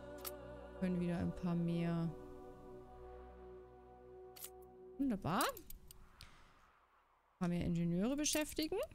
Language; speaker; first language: German; native; German